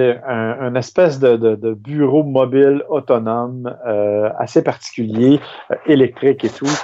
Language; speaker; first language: French; native; French